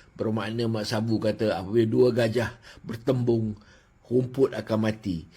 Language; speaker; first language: Malay; native; Malay